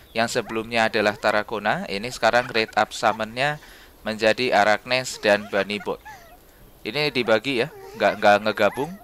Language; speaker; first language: Indonesian; native; Indonesian